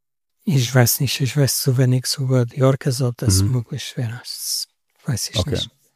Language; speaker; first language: German; non-native, learner; Portuguese